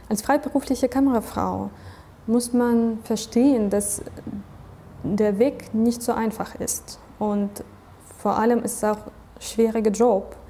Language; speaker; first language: German; non-native, fluent; Russian